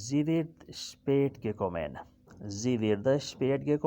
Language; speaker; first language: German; non-native, learner; Urdu